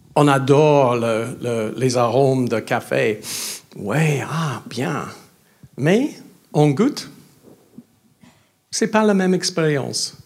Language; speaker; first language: French; non-native, learner; English